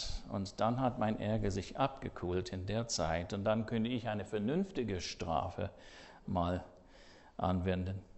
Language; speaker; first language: German; non-native, fluent; English